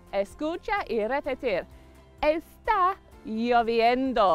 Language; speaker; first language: Spanish; non-native, fluent; English